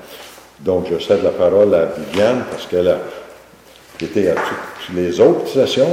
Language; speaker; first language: French; native; French